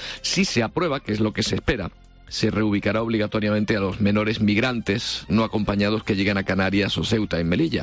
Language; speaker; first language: Spanish; native; Spanish